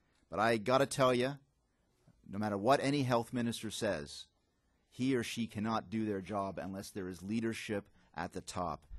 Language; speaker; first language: English; native; English